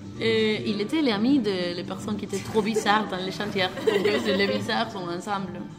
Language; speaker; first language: French; non-native, learner; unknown